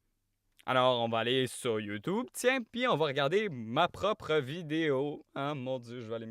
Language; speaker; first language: French; native; French